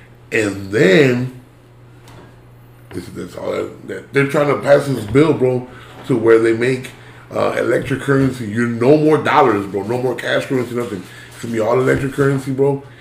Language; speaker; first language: English; early bilingual, other home language; Spanish